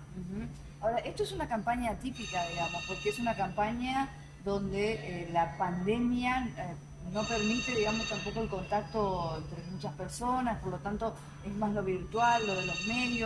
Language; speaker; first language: Spanish; native; Spanish